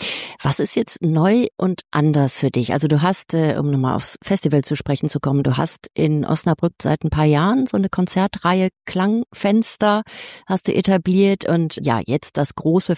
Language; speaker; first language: German; native; German